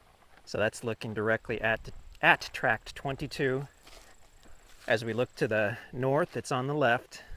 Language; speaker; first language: English; native; English